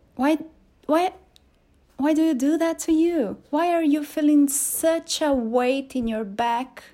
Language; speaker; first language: English; non-native, fluent; Portuguese